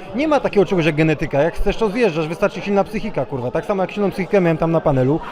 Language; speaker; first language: Polish; native; Polish